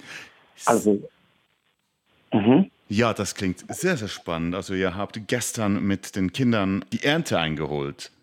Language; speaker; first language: German; native; German